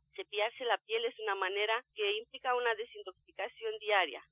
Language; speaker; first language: Spanish; non-native, fluent; Romanian